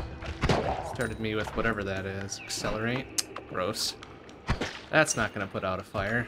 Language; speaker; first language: English; native; English